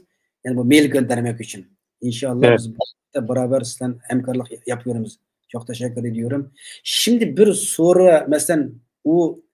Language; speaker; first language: Turkish; non-native, learner; Uyghur